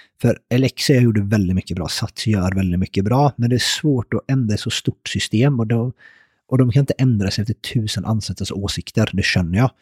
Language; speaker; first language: Swedish; early bilingual, other home language; Persian